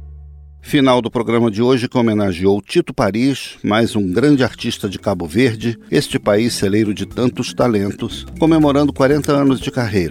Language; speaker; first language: Portuguese; native; Portuguese